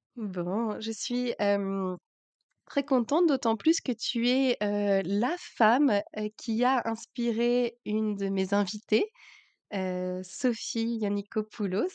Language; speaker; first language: French; native; French